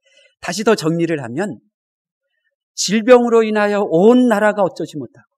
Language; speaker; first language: Korean; native; Korean